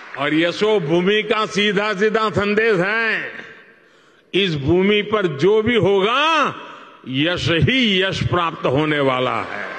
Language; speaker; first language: Hindi; non-native, local second language; Gujarati